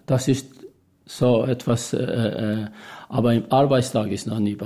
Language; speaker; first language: German; non-native, learner; Albanian